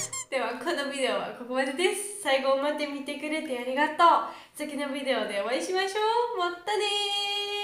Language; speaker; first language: Japanese; non-native, learner; Georgian